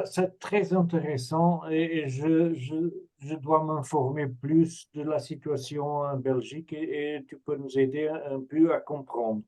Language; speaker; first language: French; non-native, fluent; Portuguese